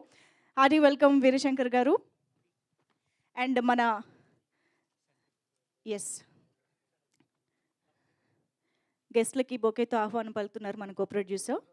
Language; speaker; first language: Telugu; native; Telugu